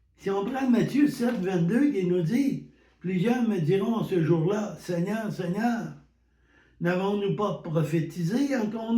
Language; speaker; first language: French; native; French